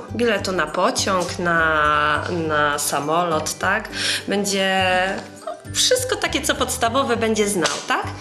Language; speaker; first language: Polish; non-native, fluent; Ukrainian